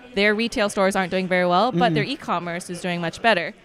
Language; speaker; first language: English; native; English